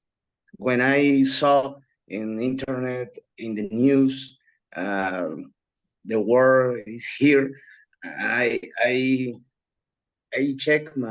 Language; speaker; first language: English; non-native, learner; Spanish